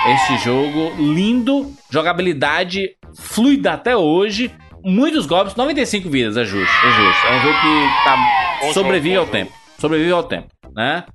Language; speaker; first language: Portuguese; native; Portuguese